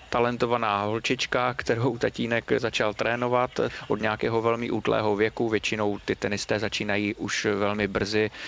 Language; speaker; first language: Czech; native; Czech